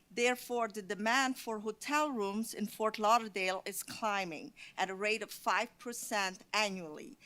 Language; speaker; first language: English; non-native, fluent; Dutch